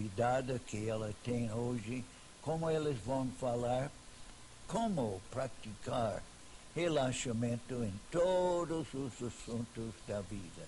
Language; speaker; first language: Portuguese; non-native, fluent; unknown